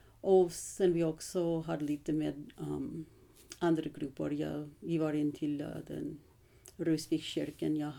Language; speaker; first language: Swedish; non-native, learner; English